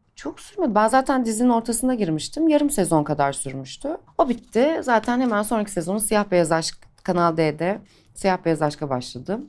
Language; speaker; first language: Turkish; native; Turkish